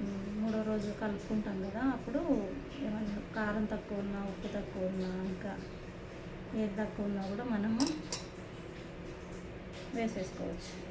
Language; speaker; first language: Telugu; native; Telugu